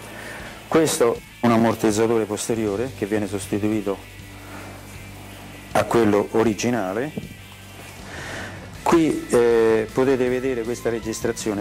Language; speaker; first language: Italian; native; Italian